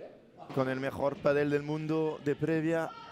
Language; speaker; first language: Spanish; non-native, learner; French